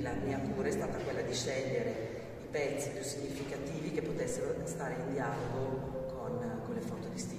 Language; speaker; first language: Italian; native; Italian